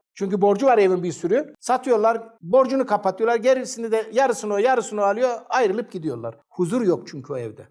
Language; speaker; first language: Turkish; native; Turkish